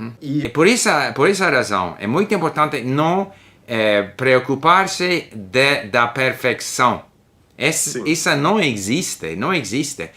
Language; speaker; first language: Portuguese; non-native, learner; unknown